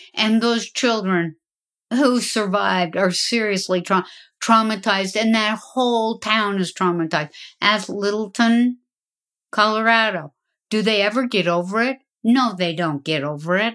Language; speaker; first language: English; native; English